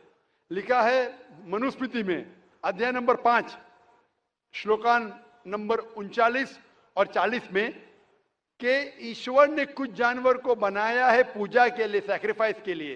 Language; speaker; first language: Hindi; native; Hindi